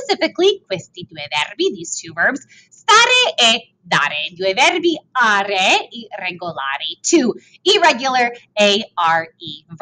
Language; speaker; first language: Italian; non-native, fluent; English